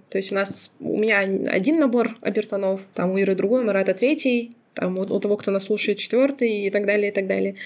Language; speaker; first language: Russian; non-native, local second language; Azerbaijani